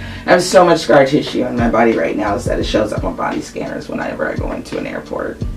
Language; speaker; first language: English; native; English